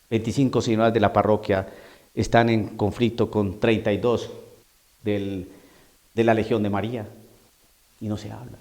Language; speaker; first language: Spanish; native; Spanish